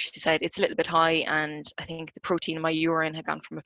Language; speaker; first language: English; native; English